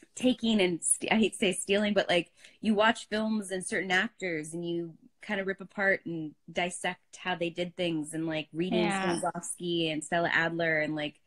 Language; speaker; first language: English; native; English